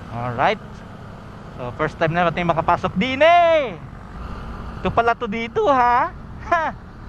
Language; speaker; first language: Filipino; native; Filipino